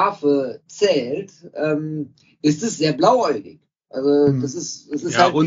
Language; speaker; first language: German; native; German